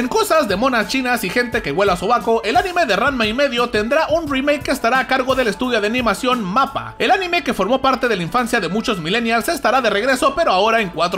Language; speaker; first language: Spanish; native; Spanish